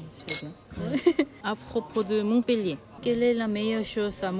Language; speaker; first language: French; non-native, learner; Korean